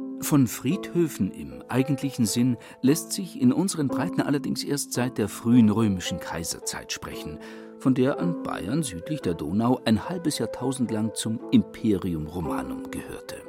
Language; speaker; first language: German; native; German